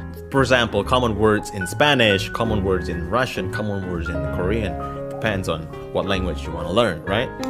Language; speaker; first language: English; non-native, fluent; Indonesian